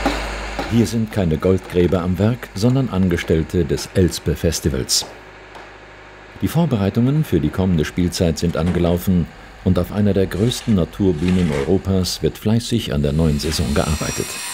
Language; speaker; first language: German; native; German